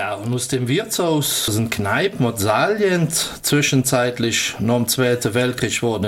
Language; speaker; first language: German; native; German